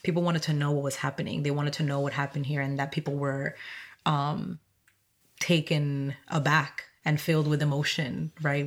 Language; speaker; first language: English; non-native, fluent; Spanish